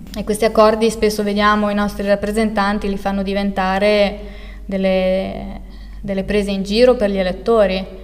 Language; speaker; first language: Italian; early bilingual, other home language; Albanian